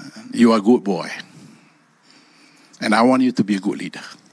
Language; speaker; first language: English; non-native, local second language; Malay